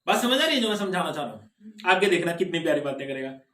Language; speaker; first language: Hindi; non-native, local second language; Punjabi